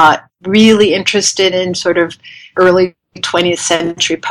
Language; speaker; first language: English; native; English